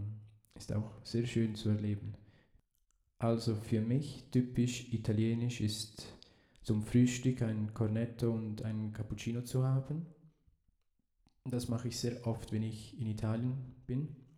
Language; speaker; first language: German; early bilingual, heritage; Italian